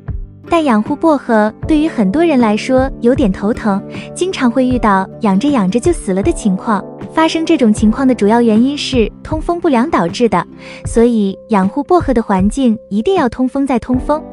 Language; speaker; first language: Chinese; native; Chinese